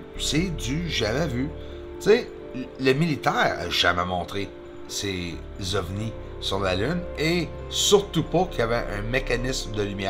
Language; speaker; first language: French; native; French